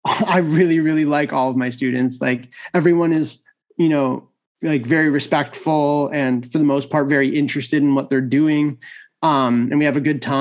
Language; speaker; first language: English; native; English